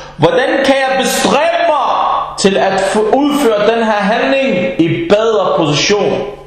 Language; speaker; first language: Danish; early bilingual, other home language; Arabic